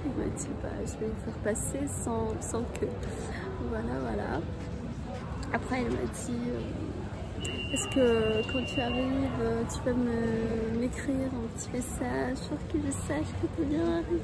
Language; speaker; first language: French; non-native, fluent; Armenian